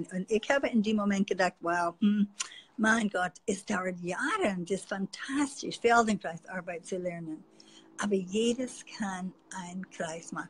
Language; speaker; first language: German; non-native, fluent; English